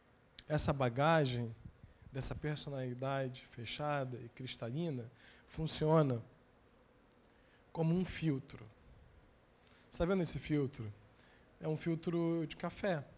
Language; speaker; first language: Portuguese; native; Portuguese